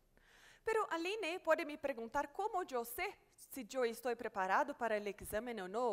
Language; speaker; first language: Spanish; non-native, fluent; Portuguese